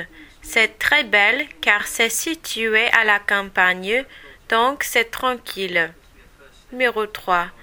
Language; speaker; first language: French; non-native, learner; English